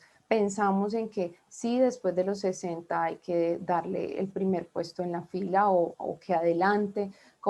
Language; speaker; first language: Spanish; native; Spanish